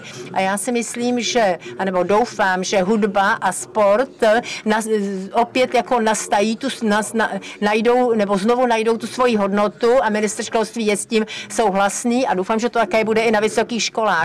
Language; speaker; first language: Czech; native; Czech